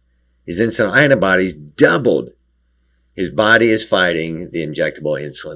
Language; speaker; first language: English; native; English